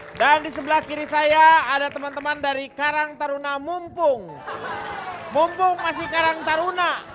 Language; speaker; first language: Indonesian; native; Indonesian